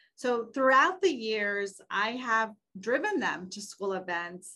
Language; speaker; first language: English; native; English